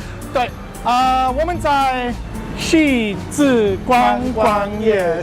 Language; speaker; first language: Chinese; non-native, fluent; English